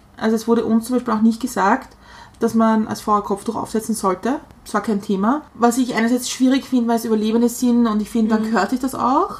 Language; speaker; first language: German; native; German